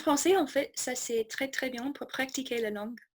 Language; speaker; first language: French; non-native, fluent; English